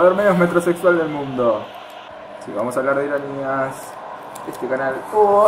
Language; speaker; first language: Spanish; native; Spanish